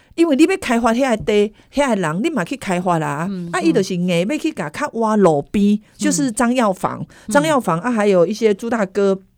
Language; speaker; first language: Chinese; native; Chinese